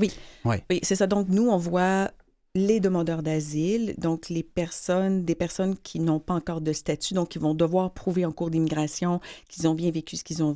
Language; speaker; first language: French; native; French